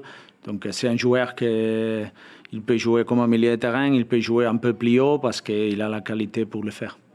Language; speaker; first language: French; non-native, fluent; Spanish